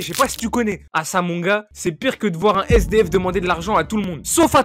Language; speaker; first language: French; native; French